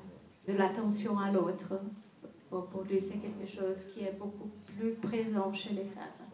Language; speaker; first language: French; non-native, fluent; Portuguese